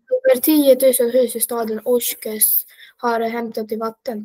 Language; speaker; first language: Swedish; non-native, learner; Russian